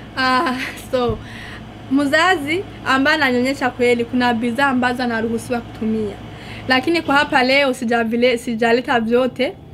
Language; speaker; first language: Swahili; non-native, local second language; Rundi